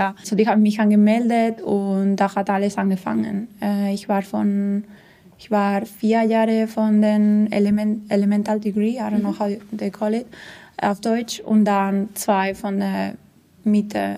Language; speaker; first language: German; non-native, fluent; Spanish